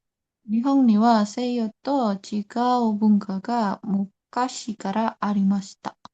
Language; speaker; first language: Japanese; non-native, learner; Indonesian